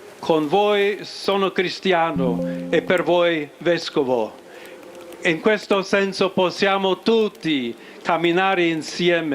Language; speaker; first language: Italian; non-native, fluent; English